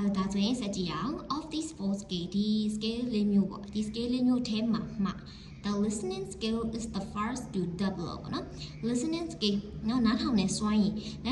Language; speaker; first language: Burmese; native; Burmese